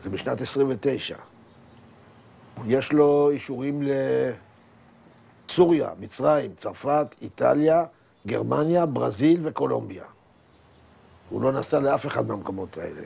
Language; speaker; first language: Hebrew; native; Hebrew